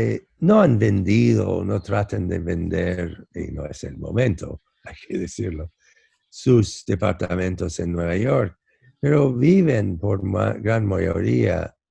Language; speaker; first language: Spanish; non-native, fluent; English